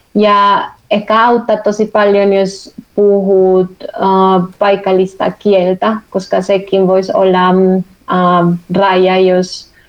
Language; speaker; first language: Finnish; non-native, fluent; Spanish